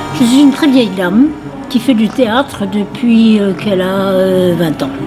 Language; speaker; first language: French; native; French